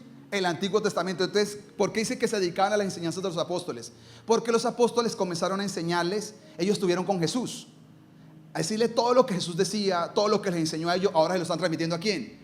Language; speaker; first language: Spanish; native; Spanish